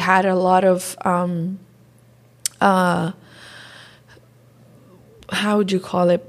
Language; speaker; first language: English; early bilingual, other home language; Portuguese